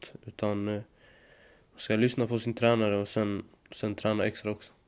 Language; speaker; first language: Swedish; native; Swedish